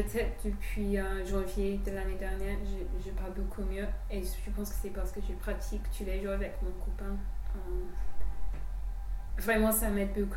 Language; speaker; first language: French; non-native, fluent; English